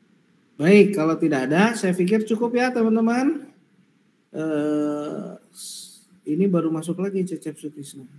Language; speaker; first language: Indonesian; native; Indonesian